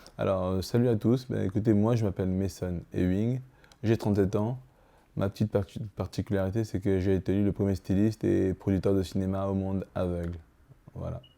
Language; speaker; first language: French; early bilingual, other home language; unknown